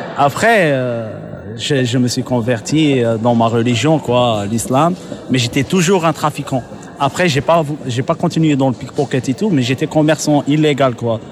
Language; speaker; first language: French; non-native, local second language; Arabic